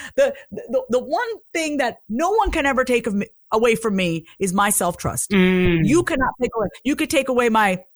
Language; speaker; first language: English; native; English